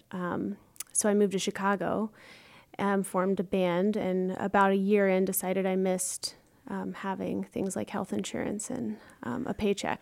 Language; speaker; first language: English; native; English